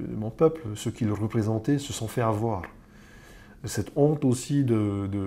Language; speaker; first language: French; native; French